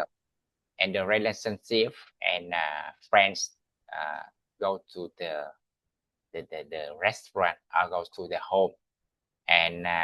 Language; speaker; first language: English; non-native, learner; Vietnamese